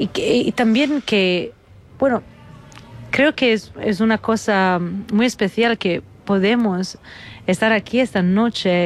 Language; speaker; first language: Spanish; non-native, fluent; Italian